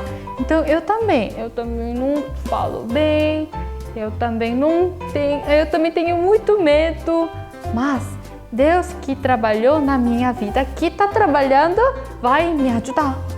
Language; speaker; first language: Portuguese; non-native, fluent; Korean